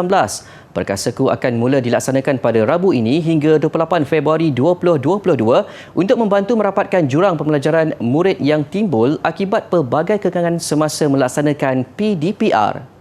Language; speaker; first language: Malay; native; Malay